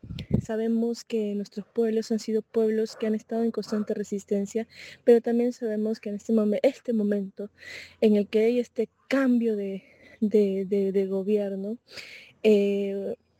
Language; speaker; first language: Spanish; native; Spanish